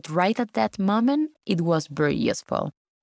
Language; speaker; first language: English; non-native, fluent; Spanish